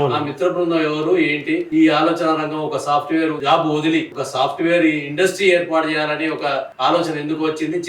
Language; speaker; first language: Telugu; native; Telugu